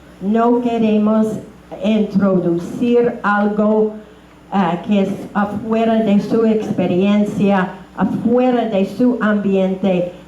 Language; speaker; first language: Spanish; non-native, fluent; English